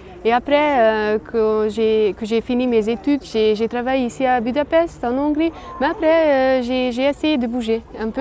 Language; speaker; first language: French; non-native, fluent; Hungarian